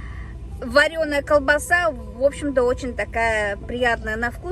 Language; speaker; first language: Russian; non-native, local second language; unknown